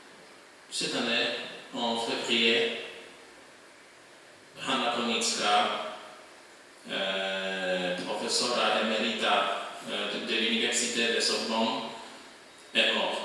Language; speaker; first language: French; non-native, fluent; Polish